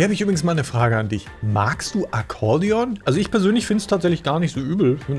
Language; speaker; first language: German; native; German